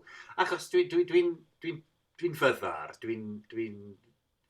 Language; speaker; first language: Welsh; non-native, fluent; English